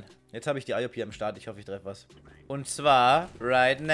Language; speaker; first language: German; native; German